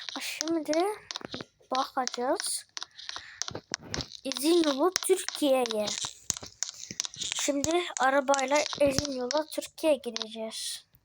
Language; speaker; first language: Turkish; early bilingual, heritage; Turkish